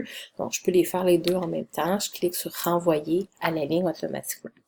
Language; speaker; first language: French; native; French